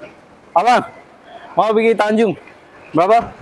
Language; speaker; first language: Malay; non-native, learner; Nepali